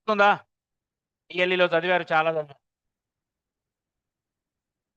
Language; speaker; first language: Telugu; native; Telugu